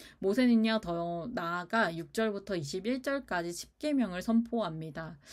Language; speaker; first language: Korean; native; Korean